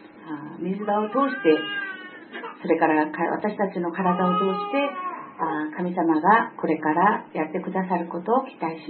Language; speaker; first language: Japanese; non-native, fluent; Korean